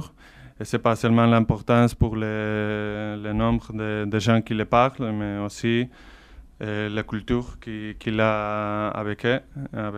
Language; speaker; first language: French; non-native, fluent; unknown